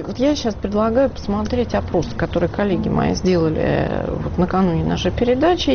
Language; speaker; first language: Russian; native; Russian